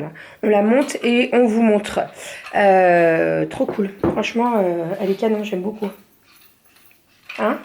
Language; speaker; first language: French; native; French